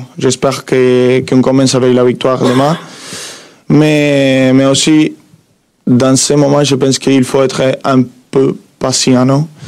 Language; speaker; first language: French; non-native, fluent; Spanish